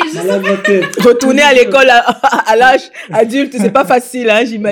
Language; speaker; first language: French; native; French